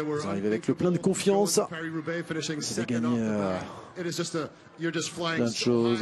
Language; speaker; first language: French; native; French